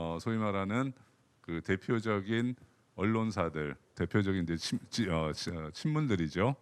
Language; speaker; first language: Korean; native; Korean